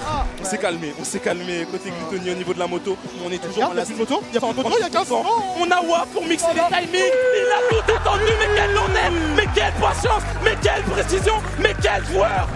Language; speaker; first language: French; native; French